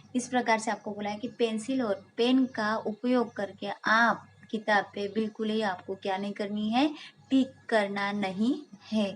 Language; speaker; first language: Hindi; non-native, local second language; Marathi